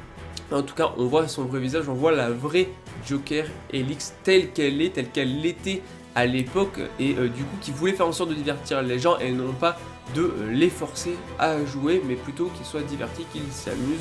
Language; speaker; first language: French; native; French